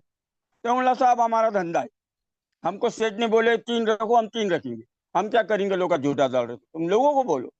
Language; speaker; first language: Hindi; non-native, local second language; Marathi